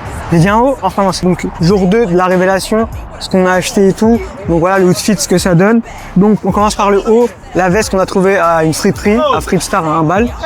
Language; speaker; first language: French; native; French